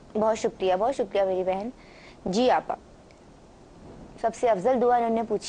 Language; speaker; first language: Urdu; native; Urdu